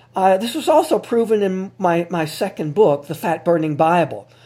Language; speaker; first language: English; native; English